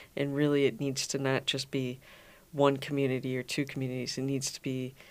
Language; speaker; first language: English; native; English